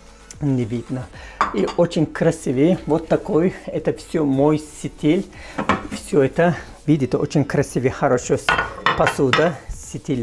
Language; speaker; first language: Russian; non-native, fluent; Turkish